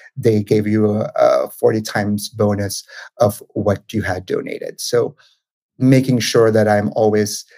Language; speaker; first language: English; non-native, local second language; Filipino